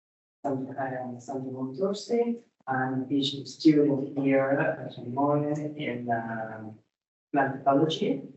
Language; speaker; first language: English; non-native, learner; Italian